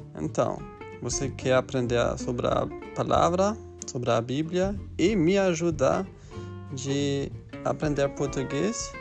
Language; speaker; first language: Portuguese; non-native, learner; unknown